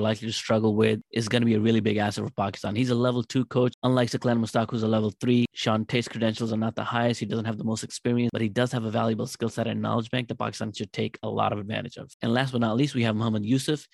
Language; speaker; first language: English; non-native, local second language; Urdu